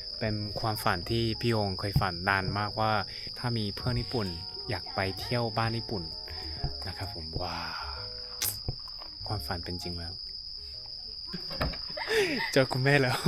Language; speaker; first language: Thai; non-native, fluent; Korean